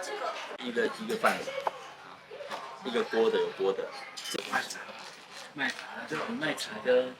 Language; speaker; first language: Chinese; native; Chinese